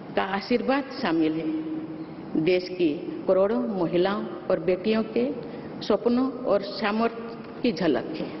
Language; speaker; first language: Hindi; non-native, local second language; Santali